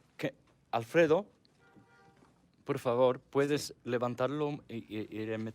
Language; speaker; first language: Spanish; non-native, fluent; English